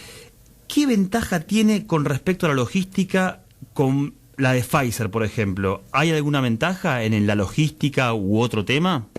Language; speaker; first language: Spanish; native; Spanish